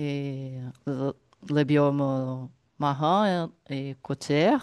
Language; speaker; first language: French; non-native, learner; Portuguese